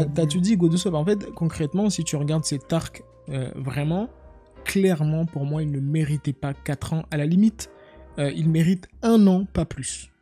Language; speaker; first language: French; native; French